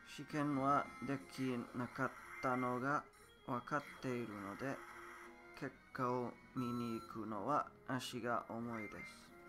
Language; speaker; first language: Japanese; non-native, learner; English